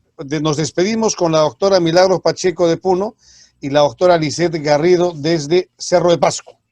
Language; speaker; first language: Spanish; native; Spanish